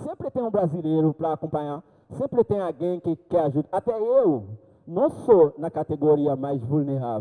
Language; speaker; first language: Portuguese; non-native, learner; Haitian Creole